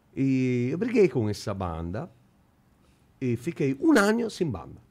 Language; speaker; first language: Portuguese; non-native, fluent; Italian